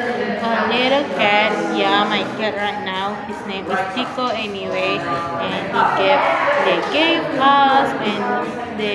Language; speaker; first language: English; non-native, learner; Indonesian